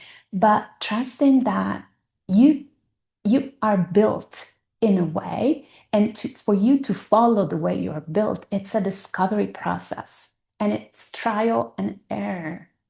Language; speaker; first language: English; non-native, fluent; Italian